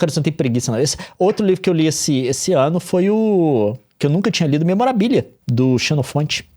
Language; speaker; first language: Portuguese; native; Portuguese